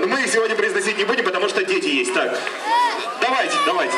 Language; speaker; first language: Russian; native; Russian